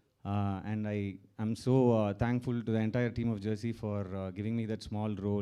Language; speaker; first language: Telugu; non-native, learner; Tamil